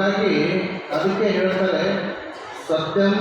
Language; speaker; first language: Kannada; native; Kannada